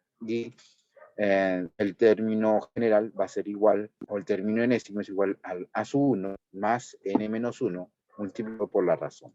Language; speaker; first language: Spanish; native; Spanish